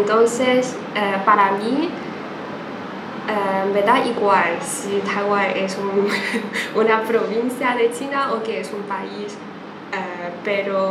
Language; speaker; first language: Spanish; non-native, fluent; Chinese